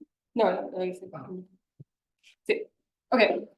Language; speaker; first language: Spanish; non-native, fluent; English